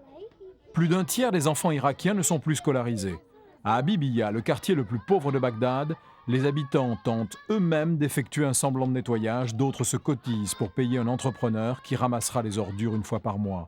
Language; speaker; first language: French; native; French